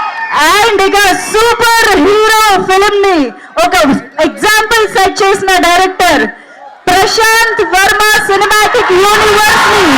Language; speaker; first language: Telugu; native; Telugu